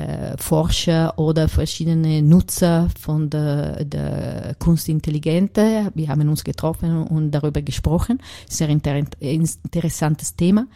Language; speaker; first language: German; non-native, learner; Italian